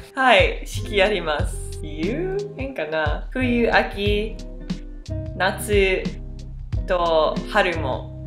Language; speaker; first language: Japanese; non-native, learner; English